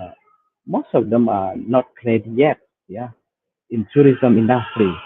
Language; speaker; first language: English; non-native, fluent; Indonesian